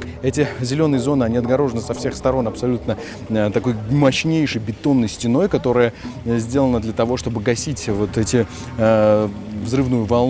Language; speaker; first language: Russian; native; Russian